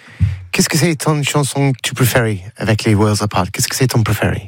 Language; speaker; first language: French; non-native, learner; English